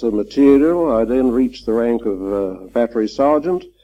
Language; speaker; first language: English; native; English